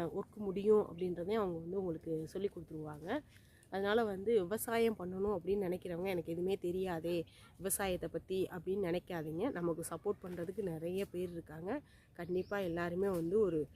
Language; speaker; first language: Tamil; native; Tamil